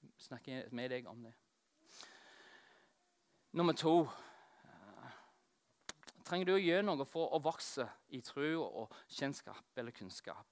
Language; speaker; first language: Norwegian; non-native, fluent; English